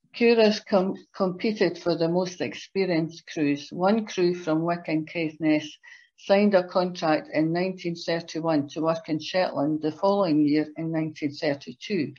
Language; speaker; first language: English; native; English